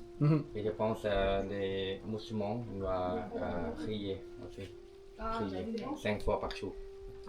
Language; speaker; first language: French; non-native, fluent; Thai